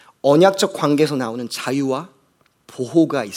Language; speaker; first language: Korean; native; Korean